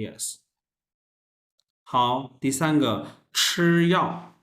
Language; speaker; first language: Chinese; non-native, fluent; Urdu